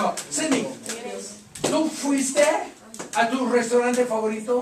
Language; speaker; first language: Spanish; non-native, fluent; English